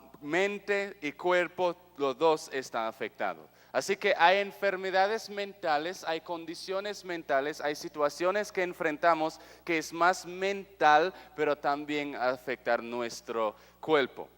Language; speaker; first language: Spanish; non-native, fluent; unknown